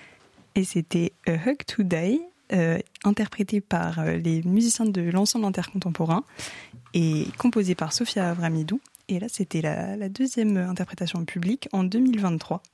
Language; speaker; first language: French; native; French